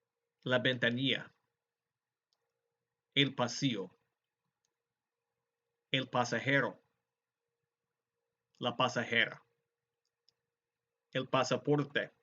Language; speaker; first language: Spanish; non-native, fluent; English